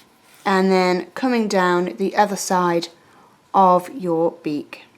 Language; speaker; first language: English; native; English